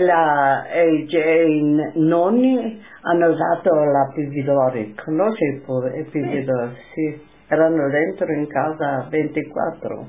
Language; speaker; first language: Italian; non-native, local second language; German